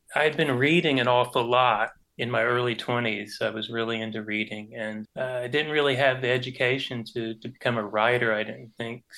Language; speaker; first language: English; native; English